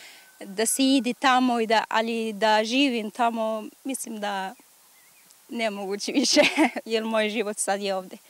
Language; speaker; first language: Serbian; non-native, learner; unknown